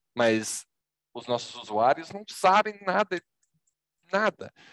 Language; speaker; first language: Portuguese; non-native, fluent; English